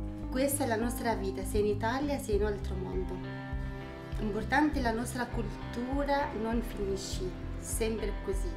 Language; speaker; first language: Italian; non-native, learner; Arabic